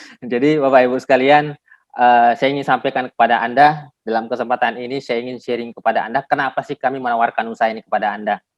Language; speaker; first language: Indonesian; non-native, local second language; Buginese